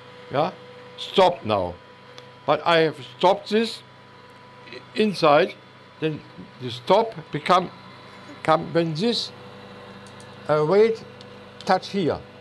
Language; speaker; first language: English; non-native, learner; German